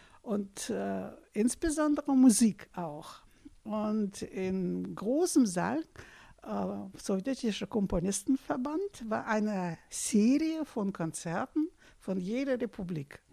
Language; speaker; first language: German; non-native, fluent; Russian